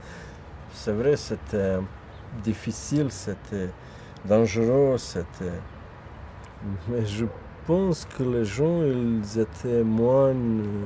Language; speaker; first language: French; non-native, fluent; Bosnian